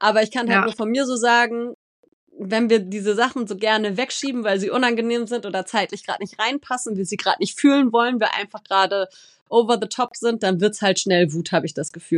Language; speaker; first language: German; native; German